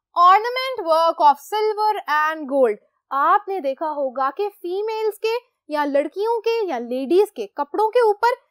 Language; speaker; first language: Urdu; native; Urdu